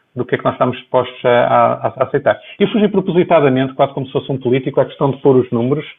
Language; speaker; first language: Portuguese; native; Portuguese